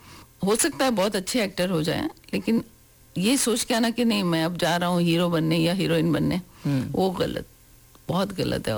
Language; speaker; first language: Hindi; native; Hindi